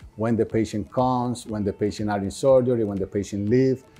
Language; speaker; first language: English; non-native, fluent; Spanish